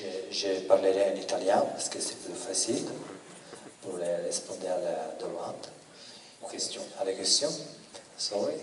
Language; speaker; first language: French; non-native, learner; Italian